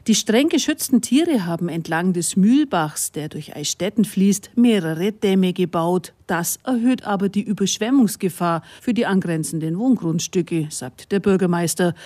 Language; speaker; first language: German; native; German